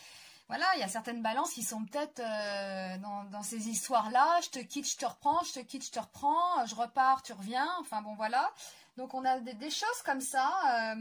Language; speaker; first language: French; native; French